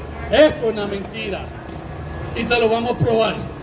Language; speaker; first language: Spanish; early bilingual, heritage; Spanish